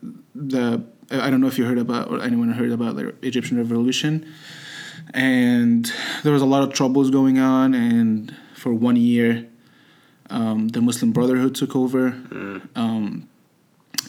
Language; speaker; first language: English; non-native, fluent; Arabic